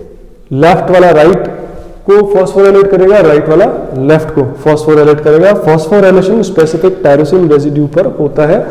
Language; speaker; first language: Hindi; native; Hindi